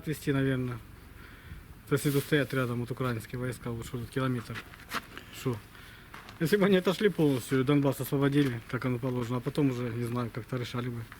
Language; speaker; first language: Russian; native; Russian